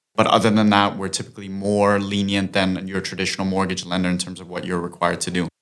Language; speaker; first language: English; non-native, fluent; German